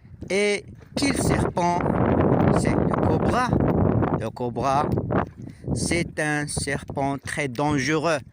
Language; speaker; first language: French; non-native, learner; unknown